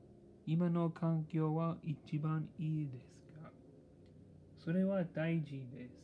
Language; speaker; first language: Japanese; non-native, learner; English